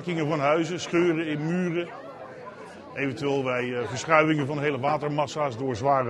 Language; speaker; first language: Dutch; native; Dutch